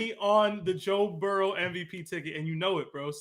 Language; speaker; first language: English; native; English